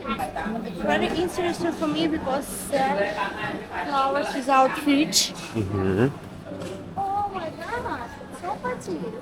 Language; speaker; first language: English; non-native, learner; Russian